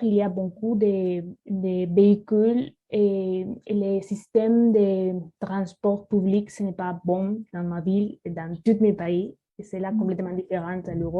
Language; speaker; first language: French; non-native, learner; Spanish